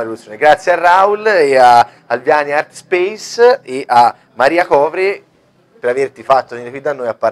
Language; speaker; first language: Italian; native; Italian